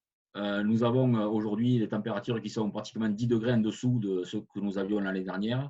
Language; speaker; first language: French; native; French